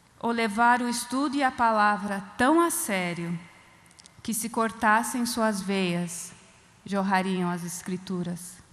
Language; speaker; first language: Portuguese; non-native, fluent; English